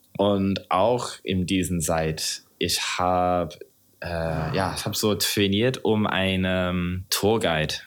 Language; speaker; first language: German; non-native, fluent; English